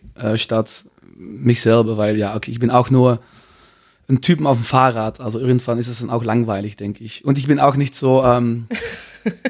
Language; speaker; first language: German; non-native, fluent; Dutch